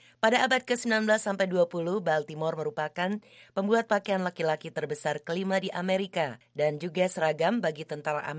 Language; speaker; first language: Indonesian; native; Indonesian